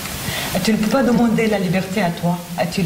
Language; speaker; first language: French; non-native, learner; Arabic